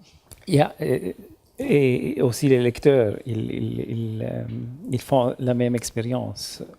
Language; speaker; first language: French; non-native, learner; German